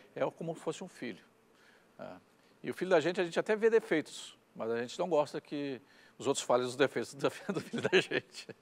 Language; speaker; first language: Portuguese; native; Portuguese